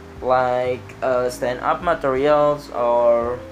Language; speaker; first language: English; non-native, learner; Indonesian